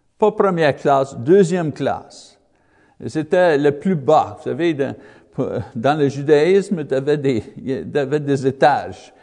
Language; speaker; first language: French; non-native, learner; English